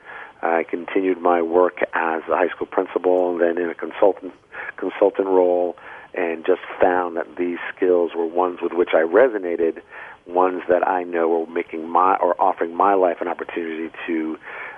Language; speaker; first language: English; native; English